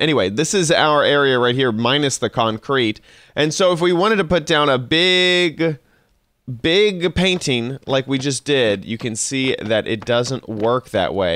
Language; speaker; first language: English; native; English